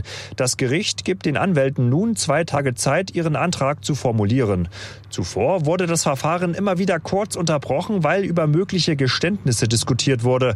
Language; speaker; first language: German; native; German